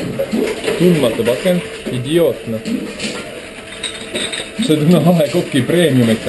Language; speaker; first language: Estonian; native; Estonian